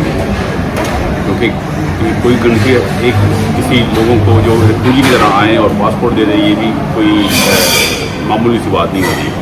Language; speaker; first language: Hindi; non-native, fluent; Punjabi